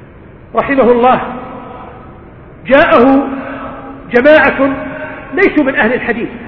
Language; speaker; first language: Arabic; native; Arabic